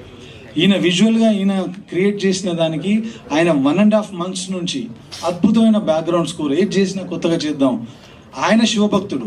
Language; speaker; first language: Telugu; native; Telugu